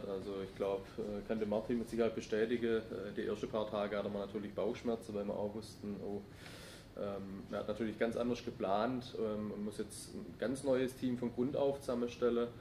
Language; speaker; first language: German; native; German